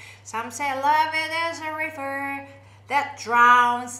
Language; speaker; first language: English; non-native, fluent; Japanese